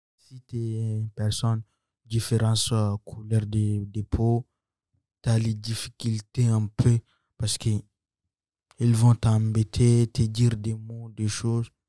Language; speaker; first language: French; non-native, local second language; Sango